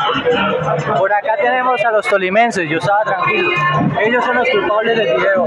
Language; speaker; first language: Spanish; native; Spanish